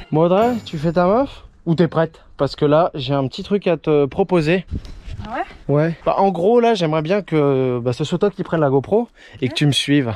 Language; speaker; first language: French; native; French